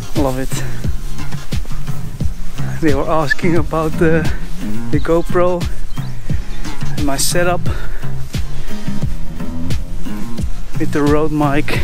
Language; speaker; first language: English; non-native, fluent; Dutch